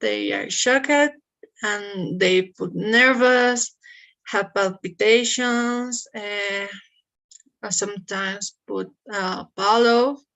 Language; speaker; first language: English; non-native, learner; Spanish